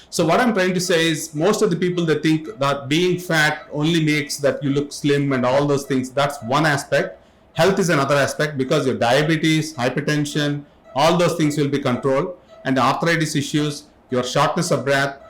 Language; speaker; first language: English; non-native, local second language; Telugu